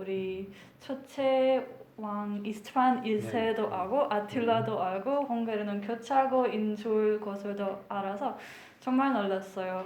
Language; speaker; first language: Korean; non-native, fluent; Hungarian